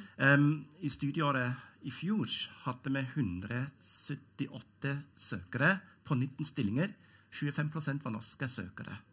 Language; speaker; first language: Norwegian; non-native, fluent; German